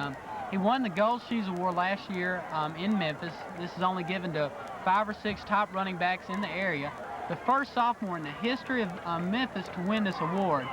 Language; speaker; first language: English; native; English